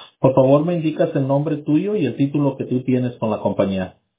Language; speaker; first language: Spanish; early bilingual, heritage; Spanish